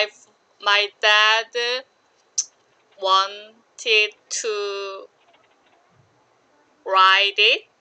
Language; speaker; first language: English; non-native, learner; Korean